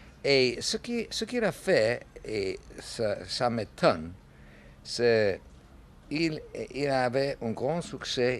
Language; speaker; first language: French; non-native, learner; English